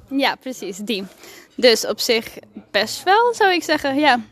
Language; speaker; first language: Dutch; non-native, fluent; Spanish